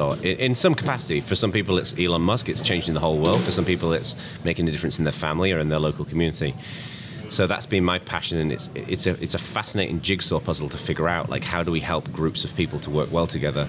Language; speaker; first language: English; native; English